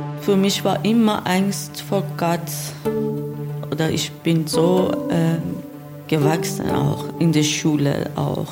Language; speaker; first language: German; non-native, learner; Persian